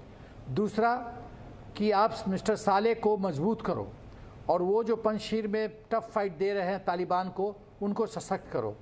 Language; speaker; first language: Hindi; native; Hindi